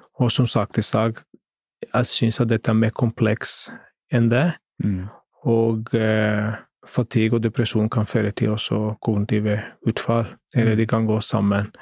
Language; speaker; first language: Norwegian; non-native, fluent; Greek